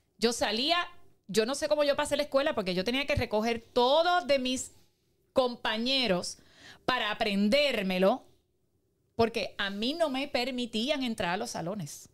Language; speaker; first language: Spanish; native; Spanish